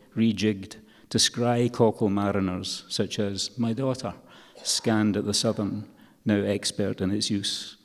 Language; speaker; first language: English; native; English